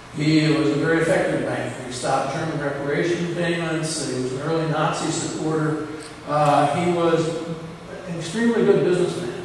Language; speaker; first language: English; native; English